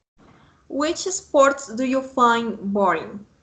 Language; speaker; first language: English; non-native, fluent; Spanish